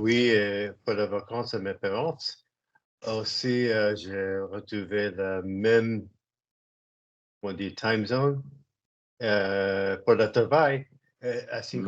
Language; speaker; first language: French; non-native, learner; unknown